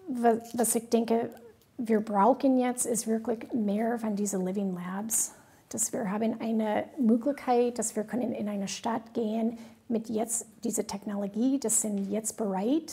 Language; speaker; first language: German; non-native, fluent; English